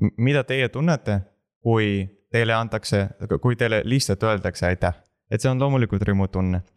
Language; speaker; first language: Estonian; non-native, local second language; Russian